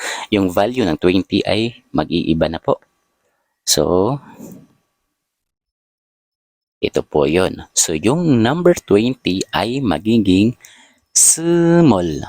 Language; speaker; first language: Filipino; native; Filipino